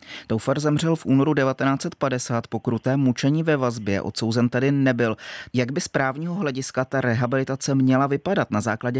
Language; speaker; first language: Czech; native; Czech